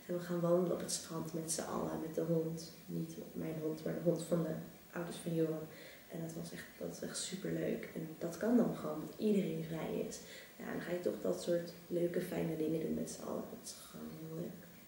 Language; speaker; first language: Dutch; native; Dutch